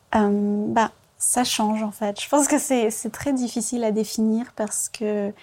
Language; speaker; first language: French; early bilingual, other home language; Vietnamese